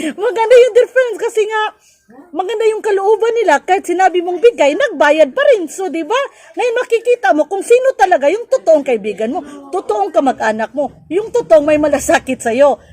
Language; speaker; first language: Filipino; non-native, local second language; Cebuano